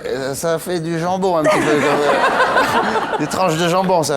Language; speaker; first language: French; native; French